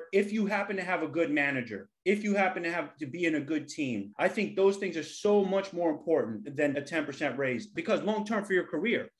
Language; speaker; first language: English; native; English